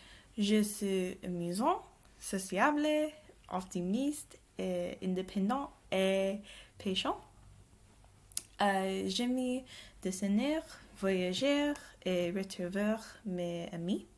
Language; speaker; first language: French; non-native, learner; English